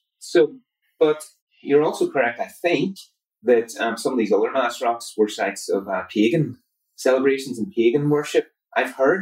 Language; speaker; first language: English; native; English